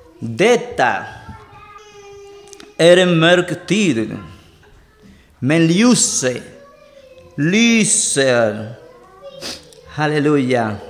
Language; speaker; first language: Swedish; non-native, learner; Spanish